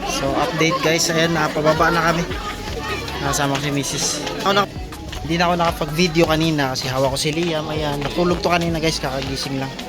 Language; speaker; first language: Filipino; non-native, local second language; Cebuano